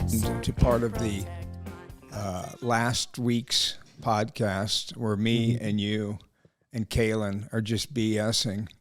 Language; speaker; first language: English; native; English